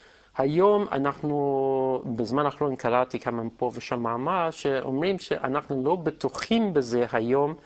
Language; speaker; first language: Hebrew; non-native, fluent; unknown